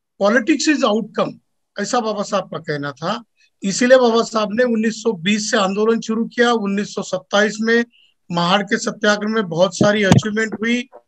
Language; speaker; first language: Hindi; non-native, local second language; Marathi